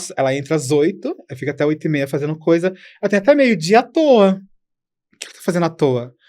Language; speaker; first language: Portuguese; native; Portuguese